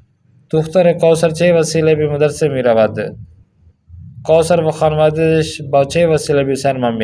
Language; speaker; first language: Persian; non-native, fluent; Urdu